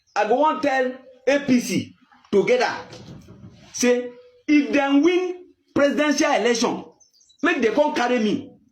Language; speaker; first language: Nigerian Pidgin; non-native, local second language; Yoruba